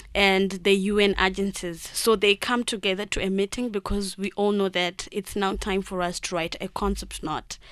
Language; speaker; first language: English; non-native, local second language; Shona